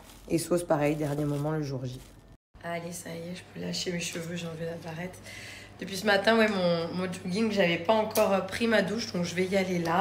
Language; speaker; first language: French; native; French